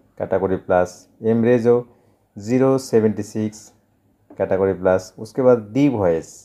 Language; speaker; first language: Hindi; non-native, local second language; Bangla